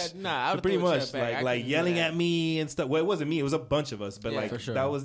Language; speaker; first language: English; native; English